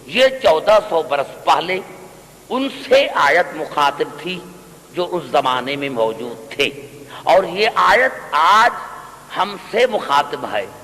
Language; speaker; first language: Urdu; non-native, local second language; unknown